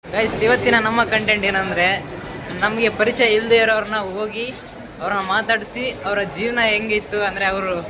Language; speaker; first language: Kannada; native; Kannada